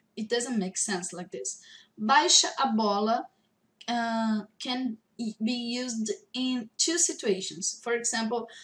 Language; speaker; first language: English; non-native, fluent; Portuguese